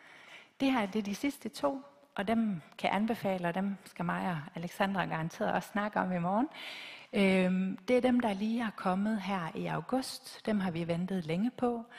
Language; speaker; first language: Danish; native; Danish